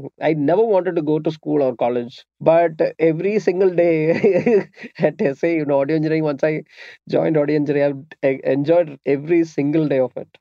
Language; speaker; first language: English; non-native, local second language; Malayalam